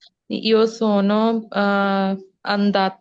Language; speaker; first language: Italian; non-native, learner; Hindi